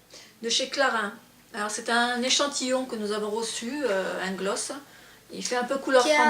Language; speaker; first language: French; native; French